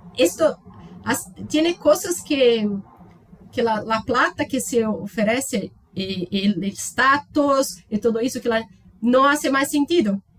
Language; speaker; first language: Spanish; non-native, learner; Portuguese